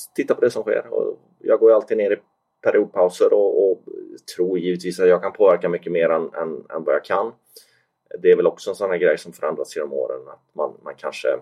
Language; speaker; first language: Swedish; native; Swedish